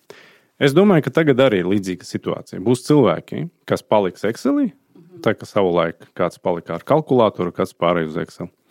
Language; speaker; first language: Latvian; non-native, fluent; Azerbaijani